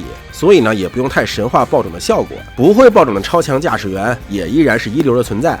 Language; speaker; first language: Chinese; native; Chinese